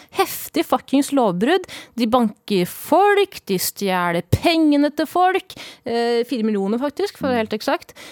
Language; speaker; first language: Norwegian; early bilingual, other home language; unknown